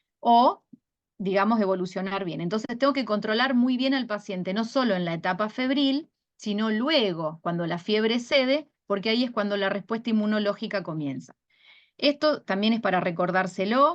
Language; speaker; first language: Spanish; native; Spanish